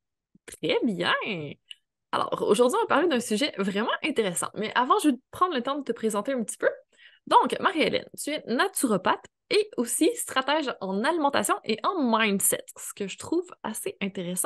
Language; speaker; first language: French; native; French